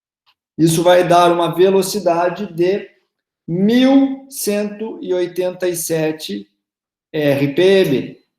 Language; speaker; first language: Portuguese; native; Portuguese